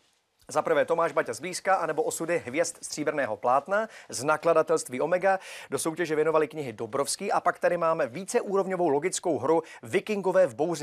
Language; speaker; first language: Czech; native; Czech